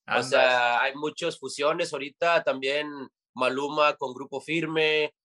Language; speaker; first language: Spanish; early bilingual, heritage; Spanish